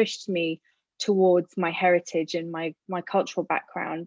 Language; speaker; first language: English; native; English